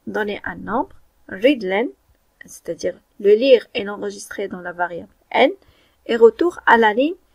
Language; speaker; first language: French; non-native, local second language; Arabic